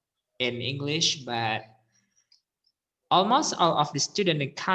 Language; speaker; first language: English; non-native, fluent; Indonesian